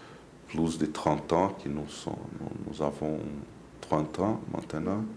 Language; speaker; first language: French; non-native, learner; Portuguese